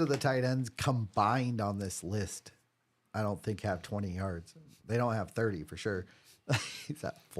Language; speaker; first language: English; native; English